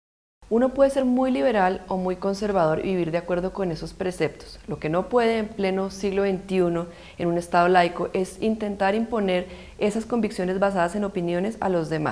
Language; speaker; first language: Spanish; native; Spanish